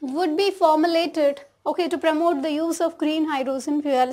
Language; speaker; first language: English; non-native, local second language; Telugu